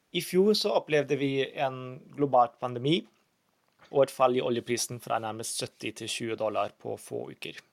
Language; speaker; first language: Norwegian; non-native, fluent; German